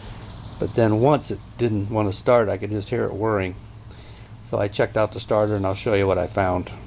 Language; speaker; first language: English; native; English